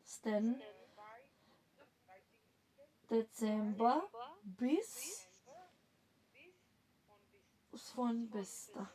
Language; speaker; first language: German; non-native, fluent; Macedonian